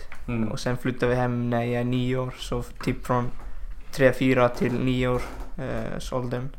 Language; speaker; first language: Swedish; non-native, fluent; Icelandic